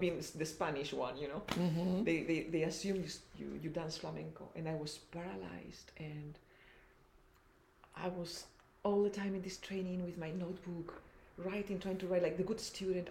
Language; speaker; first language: English; non-native, fluent; Spanish